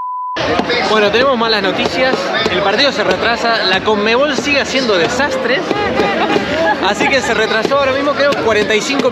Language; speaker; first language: Spanish; native; Spanish